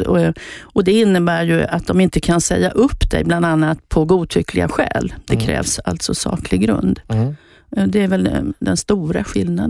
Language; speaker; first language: Swedish; native; Swedish